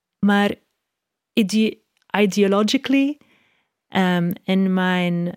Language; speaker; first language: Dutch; non-native, learner; Arabic